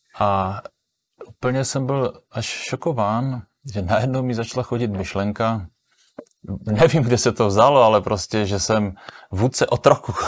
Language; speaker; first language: Czech; native; Czech